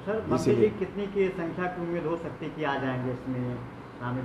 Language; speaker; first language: Hindi; native; Hindi